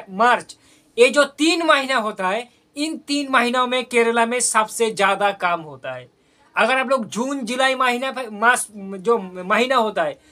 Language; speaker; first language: Hindi; non-native, local second language; Bangla